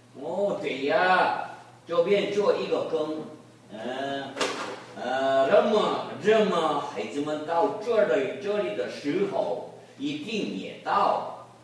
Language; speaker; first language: Chinese; non-native, learner; Korean